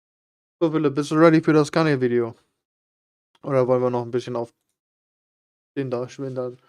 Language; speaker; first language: German; native; German